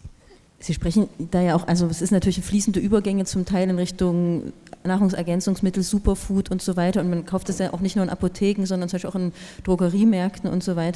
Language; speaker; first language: German; native; German